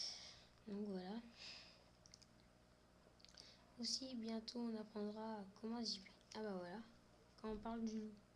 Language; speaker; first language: French; native; French